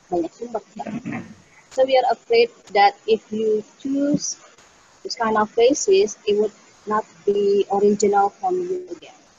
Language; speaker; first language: English; non-native, fluent; Indonesian